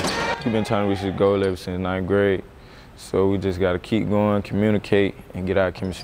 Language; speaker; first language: English; native; English